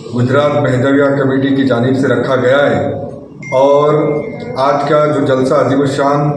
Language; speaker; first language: Urdu; native; Urdu